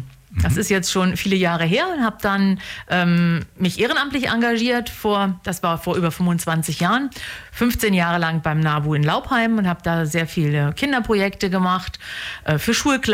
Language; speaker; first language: German; native; German